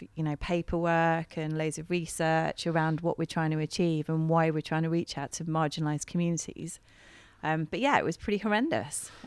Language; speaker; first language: English; native; English